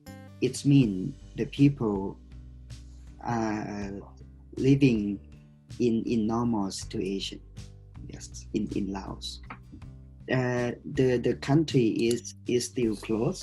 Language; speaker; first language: English; non-native, fluent; Lao